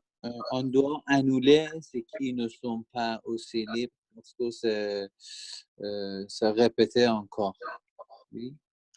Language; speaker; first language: French; non-native, learner; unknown